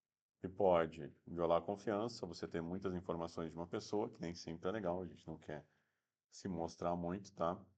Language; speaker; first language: Portuguese; native; Portuguese